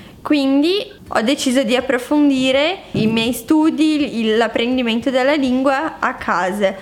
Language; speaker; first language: Italian; non-native, fluent; Portuguese